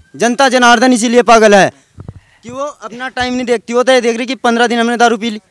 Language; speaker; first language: Hindi; native; Hindi